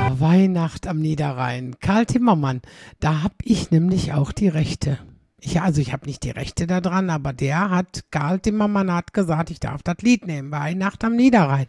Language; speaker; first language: German; native; German